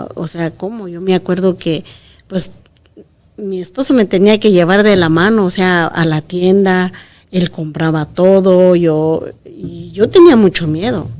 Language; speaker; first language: Spanish; non-native, local second language; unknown